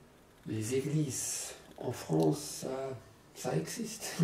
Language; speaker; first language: French; non-native, learner; German